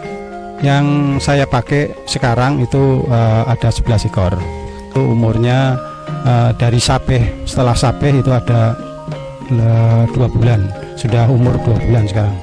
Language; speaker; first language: Indonesian; non-native, local second language; Javanese